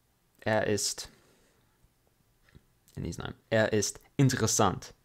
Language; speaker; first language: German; non-native, fluent; English